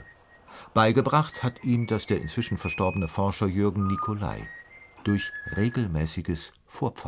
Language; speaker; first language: German; native; German